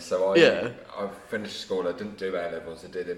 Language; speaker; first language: English; native; English